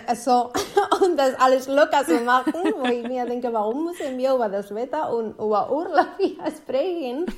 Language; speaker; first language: German; non-native, fluent; Spanish